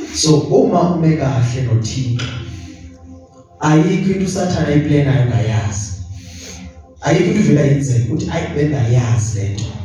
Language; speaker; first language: Zulu; non-native, local second language; Xhosa